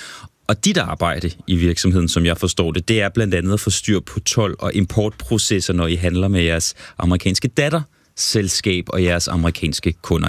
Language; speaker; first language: Danish; native; Danish